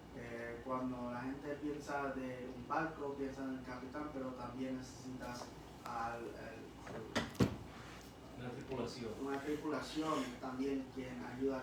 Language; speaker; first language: Spanish; early bilingual, heritage; Spanish